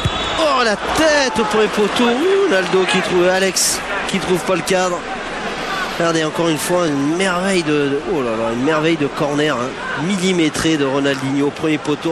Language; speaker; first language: French; native; French